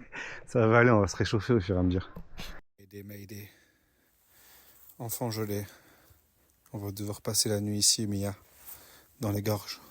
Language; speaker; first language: French; native; French